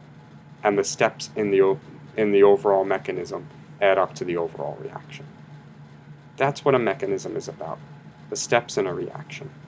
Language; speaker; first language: English; native; English